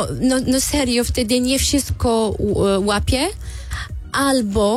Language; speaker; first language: Polish; non-native, learner; Arabic